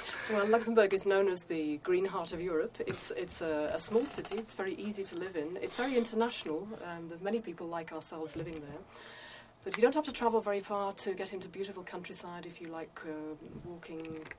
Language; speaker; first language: English; native; English